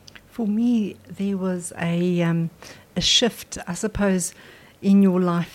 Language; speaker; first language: English; non-native, local second language; Afrikaans